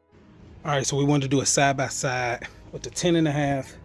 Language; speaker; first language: English; native; English